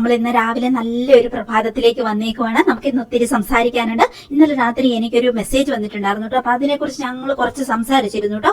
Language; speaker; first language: Malayalam; native; Malayalam